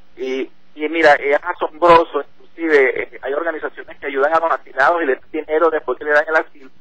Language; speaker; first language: Spanish; native; Spanish